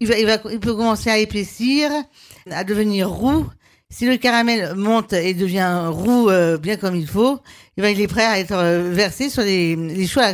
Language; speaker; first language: French; native; French